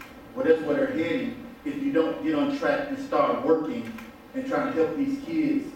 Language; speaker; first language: English; native; English